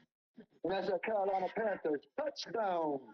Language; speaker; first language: English; native; English